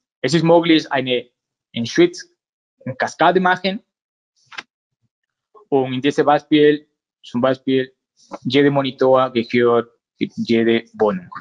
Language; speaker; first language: German; non-native, learner; Spanish